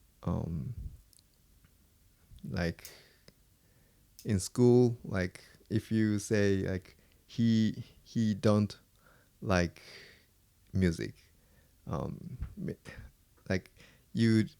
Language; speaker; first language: English; non-native, fluent; Japanese